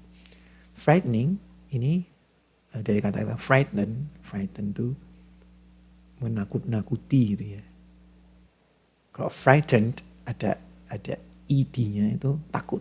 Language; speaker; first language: Indonesian; native; Indonesian